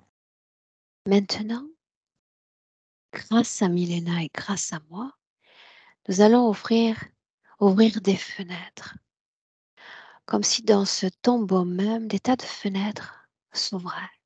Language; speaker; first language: French; native; French